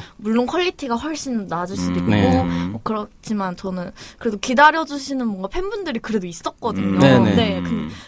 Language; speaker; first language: Korean; early bilingual, other home language; Chinese